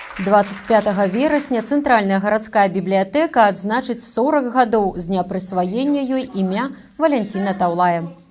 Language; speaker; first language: Belarusian; native; Belarusian